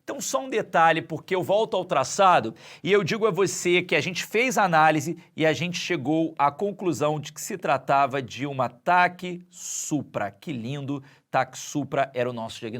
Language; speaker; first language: Portuguese; native; Portuguese